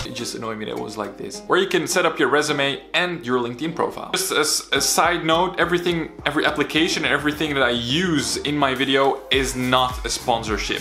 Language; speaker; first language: English; non-native, fluent; Dutch